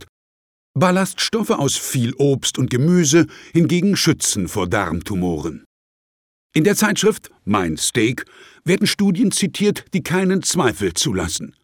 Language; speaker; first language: German; native; German